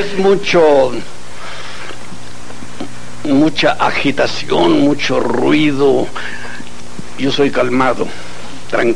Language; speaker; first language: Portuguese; non-native, learner; Spanish